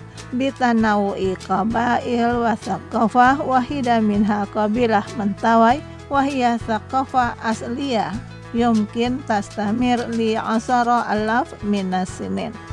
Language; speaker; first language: Arabic; non-native, fluent; Indonesian